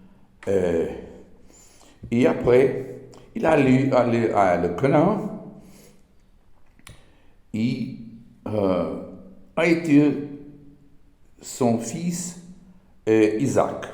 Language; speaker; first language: French; non-native, learner; Portuguese